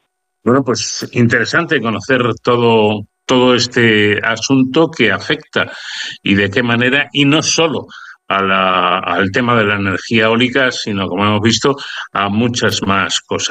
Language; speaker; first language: Spanish; native; Spanish